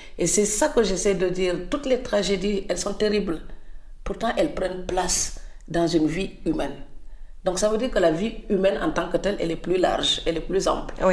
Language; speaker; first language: French; non-native, local second language; Serer